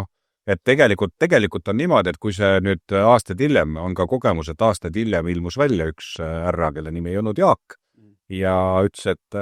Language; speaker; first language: Estonian; native; Estonian